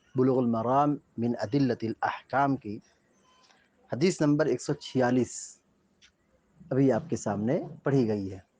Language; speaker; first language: Urdu; native; Urdu